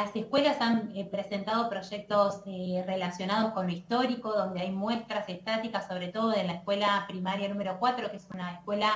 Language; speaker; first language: Spanish; native; Spanish